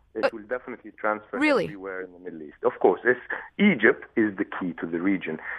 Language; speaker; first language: English; non-native, fluent; Arabic